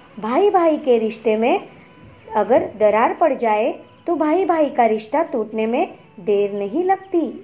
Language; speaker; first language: Hindi; non-native, local second language; Marathi